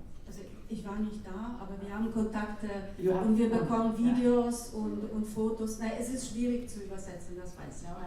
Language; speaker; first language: German; non-native, fluent; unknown